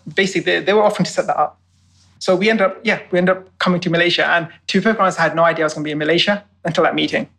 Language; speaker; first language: English; native; English